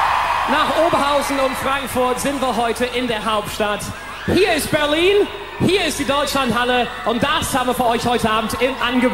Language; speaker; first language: German; native; German